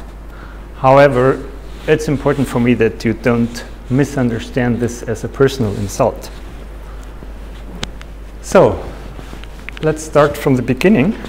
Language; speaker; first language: English; non-native, fluent; German